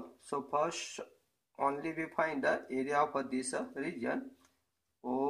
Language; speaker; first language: English; non-native, local second language; Gujarati